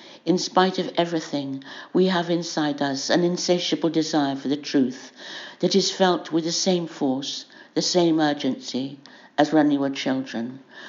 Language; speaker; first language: English; native; English